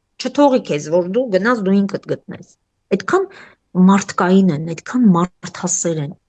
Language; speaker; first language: Armenian; native; Armenian